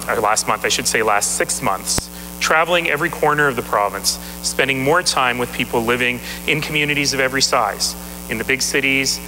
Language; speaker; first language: English; native; English